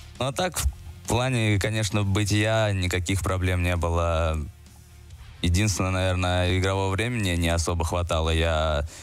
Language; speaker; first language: Russian; native; Russian